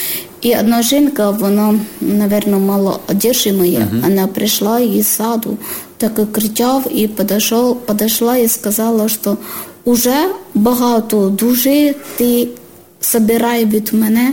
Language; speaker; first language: Ukrainian; non-native, learner; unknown